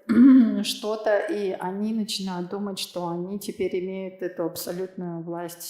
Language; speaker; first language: Russian; native; Russian